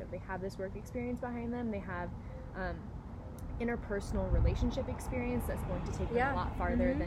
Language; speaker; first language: English; native; English